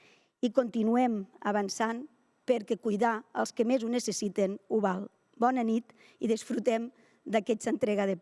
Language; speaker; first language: Catalan; native; Catalan